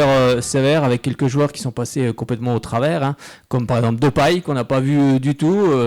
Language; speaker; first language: French; native; French